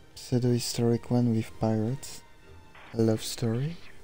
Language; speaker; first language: English; non-native, fluent; French